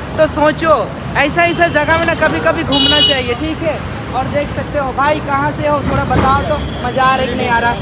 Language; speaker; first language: Hindi; non-native, local second language; Sadri